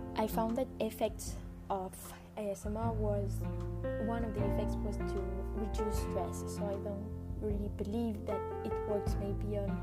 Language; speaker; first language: English; non-native, fluent; French